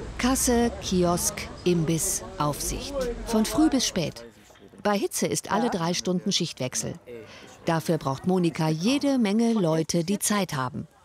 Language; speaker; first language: German; native; German